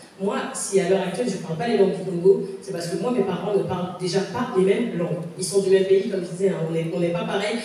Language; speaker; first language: French; native; French